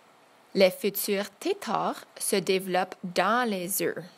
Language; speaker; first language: French; non-native, fluent; English